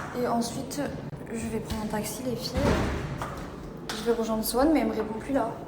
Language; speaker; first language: French; native; French